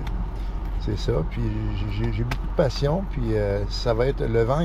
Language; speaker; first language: French; native; French